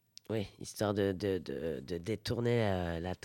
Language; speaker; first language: French; native; French